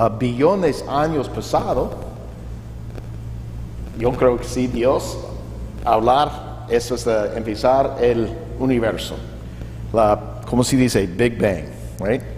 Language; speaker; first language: Spanish; non-native, learner; English